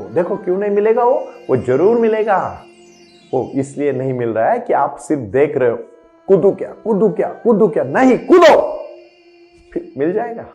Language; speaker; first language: Hindi; non-native, local second language; Marathi